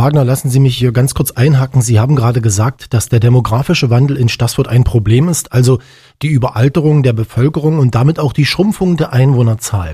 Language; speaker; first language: German; native; German